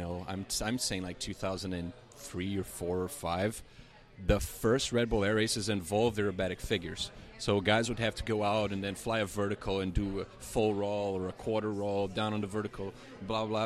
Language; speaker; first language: English; non-native, fluent; Portuguese